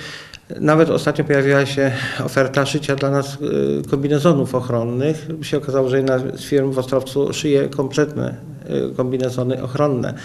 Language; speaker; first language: Polish; native; Polish